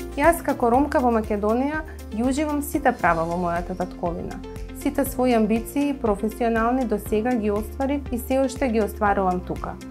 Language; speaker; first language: Macedonian; early bilingual, other home language; Croatian